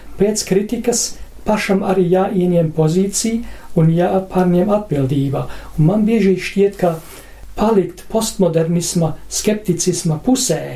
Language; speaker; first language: Latvian; non-native, fluent; German